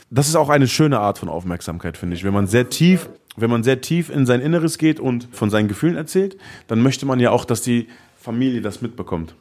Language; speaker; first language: German; early bilingual, other home language; Arabic